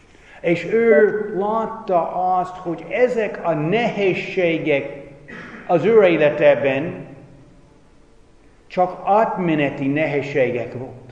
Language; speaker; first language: Hungarian; non-native, fluent; English